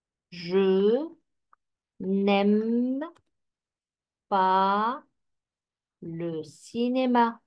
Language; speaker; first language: French; non-native, fluent; Arabic